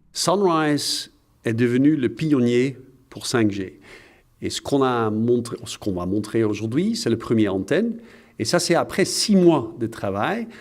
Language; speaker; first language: French; non-native, fluent; Dutch